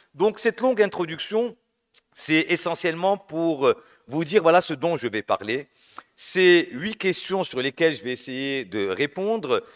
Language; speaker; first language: French; non-native, local second language; Arabic